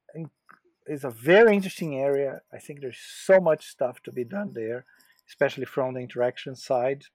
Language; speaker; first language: English; non-native, fluent; Portuguese